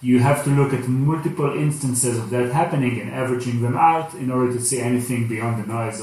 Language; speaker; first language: English; non-native, fluent; Hebrew